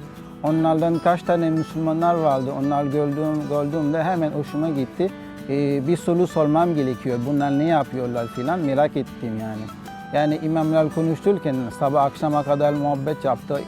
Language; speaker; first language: Turkish; non-native, learner; Haitian Creole